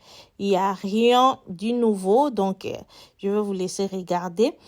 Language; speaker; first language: French; non-native, local second language; Lingala